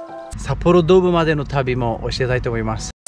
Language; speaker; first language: Japanese; non-native, fluent; Romanian